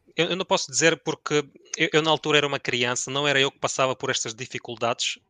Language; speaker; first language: Portuguese; early bilingual, other home language; Ukrainian